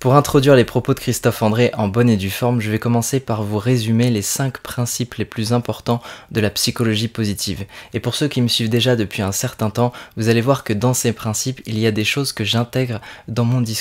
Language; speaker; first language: French; native; French